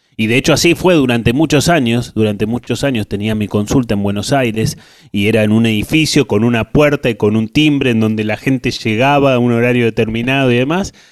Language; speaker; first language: Spanish; native; Spanish